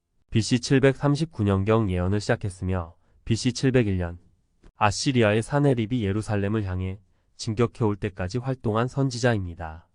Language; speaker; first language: Korean; native; Korean